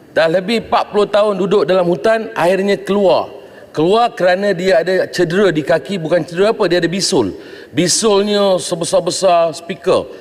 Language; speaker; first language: Malay; native; Malay